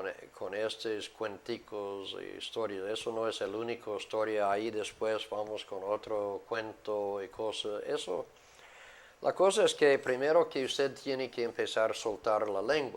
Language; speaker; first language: Spanish; non-native, fluent; English